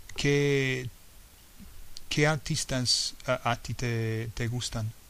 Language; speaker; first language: Spanish; non-native, fluent; English